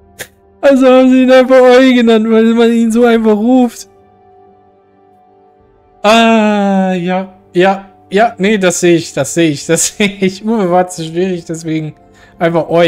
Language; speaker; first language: German; native; German